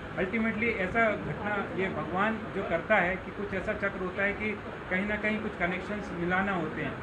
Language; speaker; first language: Hindi; native; Hindi